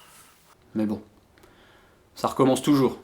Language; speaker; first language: French; native; French